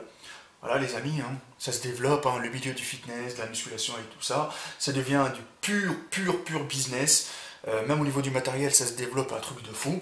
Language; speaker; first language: French; native; French